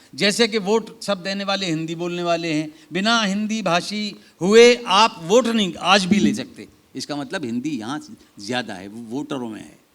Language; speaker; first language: Hindi; native; Hindi